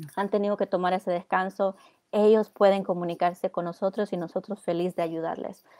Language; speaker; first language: Spanish; early bilingual, heritage; Spanish